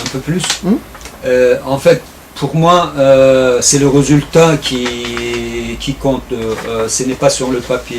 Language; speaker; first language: French; non-native, fluent; Turkish